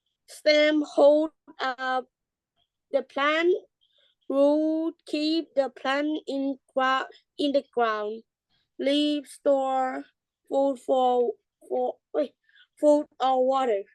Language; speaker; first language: English; non-native, learner; Thai